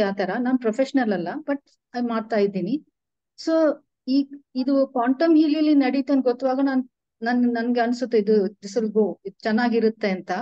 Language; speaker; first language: Kannada; non-native, local second language; Tulu